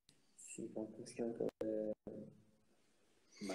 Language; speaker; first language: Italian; non-native, learner; Portuguese